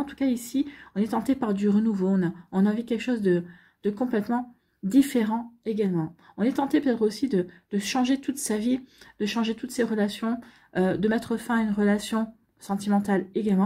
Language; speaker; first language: French; native; French